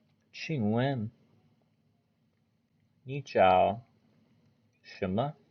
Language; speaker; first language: Chinese; non-native, learner; English